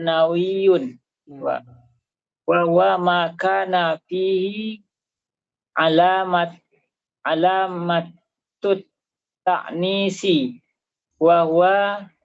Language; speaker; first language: Arabic; non-native, learner; Indonesian